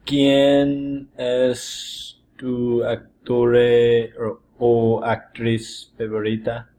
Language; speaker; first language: Spanish; non-native, learner; English